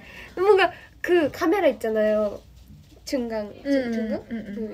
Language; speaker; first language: Korean; non-native, learner; Japanese